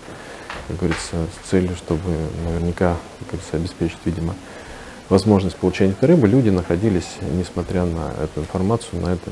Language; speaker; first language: Russian; native; Russian